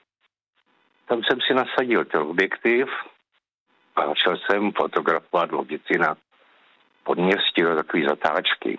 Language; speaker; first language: Czech; native; Czech